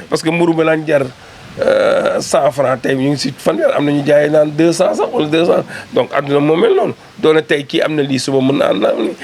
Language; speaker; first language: Wolof; native; Wolof